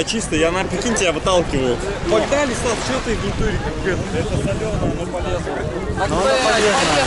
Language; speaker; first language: Russian; native; Russian